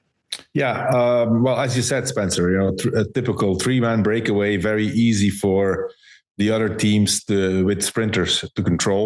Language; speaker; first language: English; non-native, fluent; Dutch